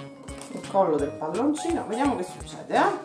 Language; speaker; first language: Italian; native; Italian